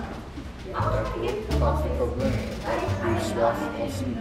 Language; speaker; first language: French; non-native, learner; English